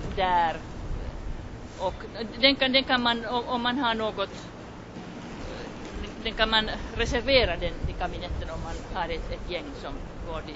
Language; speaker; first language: Swedish; non-native, local second language; Finnish